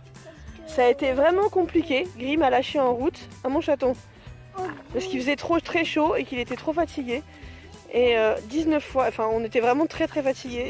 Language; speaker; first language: French; native; French